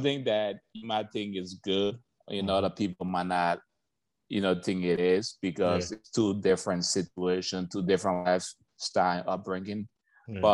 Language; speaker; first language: English; native; English